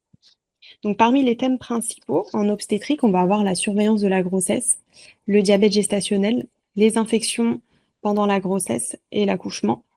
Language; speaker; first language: French; native; French